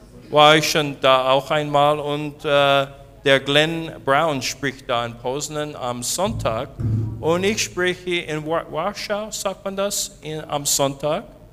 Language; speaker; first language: German; non-native, learner; English